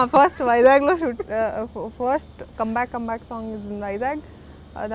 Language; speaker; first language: Telugu; non-native, learner; Hindi